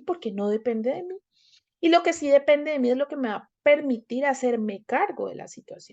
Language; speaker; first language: Spanish; native; Spanish